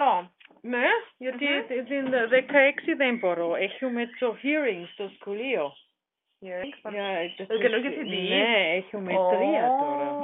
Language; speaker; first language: Greek; non-native, learner; German